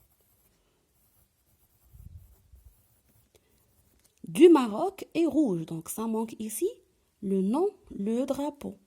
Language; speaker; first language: French; non-native, local second language; Arabic